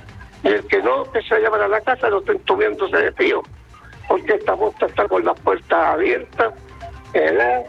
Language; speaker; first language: Spanish; native; Spanish